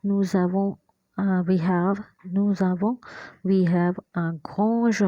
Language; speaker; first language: French; non-native, fluent; Hindi